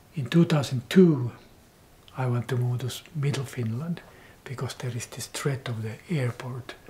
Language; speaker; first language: English; non-native, fluent; Finnish